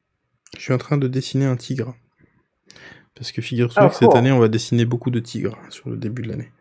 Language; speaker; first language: French; native; French